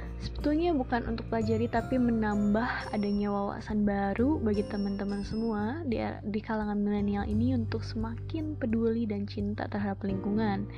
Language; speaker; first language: Indonesian; native; Indonesian